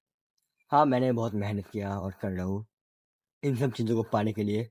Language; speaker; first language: Hindi; non-native, local second language; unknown